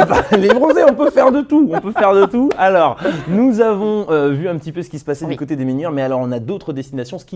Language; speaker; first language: French; native; French